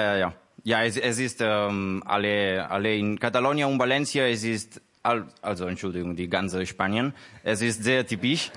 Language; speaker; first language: German; non-native, learner; Spanish